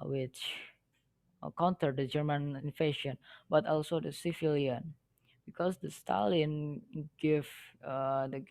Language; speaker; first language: English; non-native, learner; Indonesian